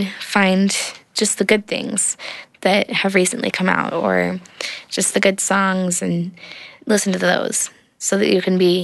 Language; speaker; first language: English; native; English